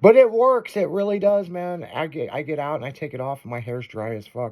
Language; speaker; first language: English; native; English